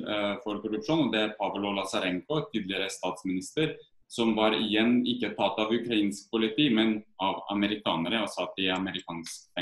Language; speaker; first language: Norwegian; non-native, fluent; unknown